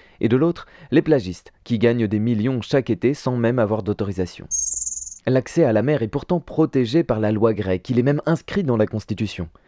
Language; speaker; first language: French; native; French